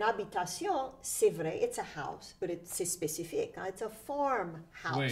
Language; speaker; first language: French; native; French